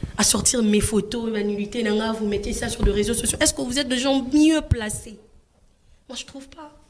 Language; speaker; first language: French; non-native, local second language; Lingala